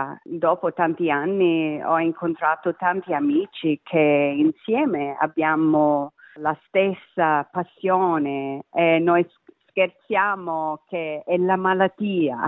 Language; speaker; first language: Italian; early bilingual, heritage; Italian